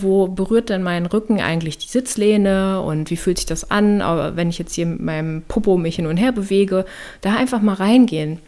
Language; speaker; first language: German; native; German